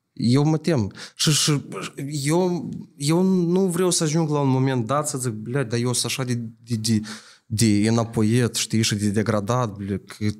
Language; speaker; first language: Romanian; native; Romanian